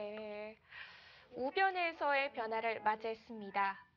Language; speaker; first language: Korean; native; Korean